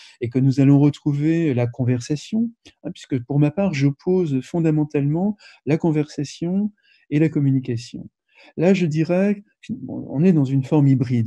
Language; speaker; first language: French; native; French